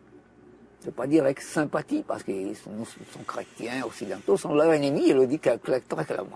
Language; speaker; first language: French; non-native, fluent; Italian